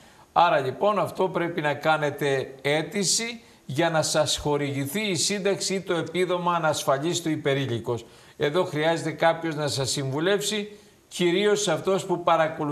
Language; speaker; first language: Greek; native; Greek